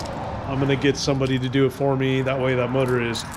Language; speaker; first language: English; native; English